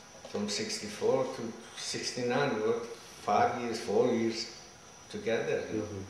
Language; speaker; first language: English; non-native, fluent; Persian